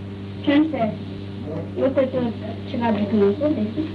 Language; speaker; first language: Russian; native; Russian